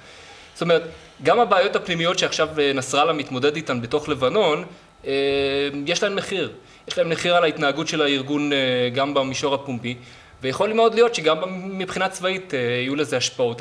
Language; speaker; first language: Hebrew; native; Hebrew